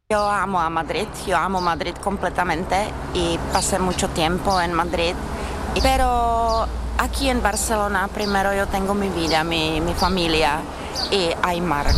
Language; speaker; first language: Spanish; non-native, fluent; Czech